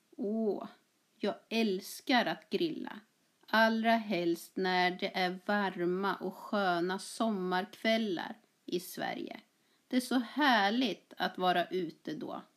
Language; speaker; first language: Swedish; native; Swedish